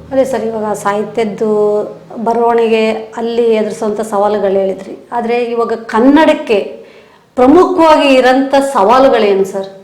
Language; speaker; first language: Kannada; native; Kannada